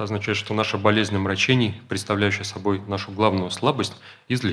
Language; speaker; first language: Russian; native; Russian